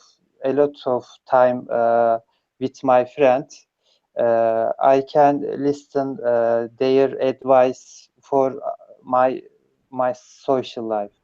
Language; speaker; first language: English; non-native, learner; Turkish